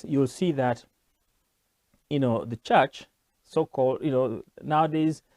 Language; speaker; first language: English; non-native, local second language; Kikuyu